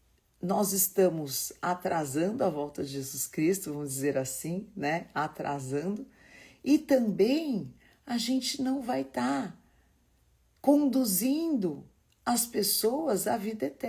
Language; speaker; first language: Portuguese; native; Portuguese